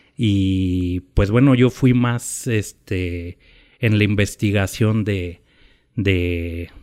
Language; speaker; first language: Spanish; native; Spanish